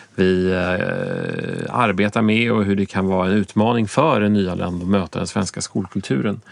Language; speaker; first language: Swedish; native; Swedish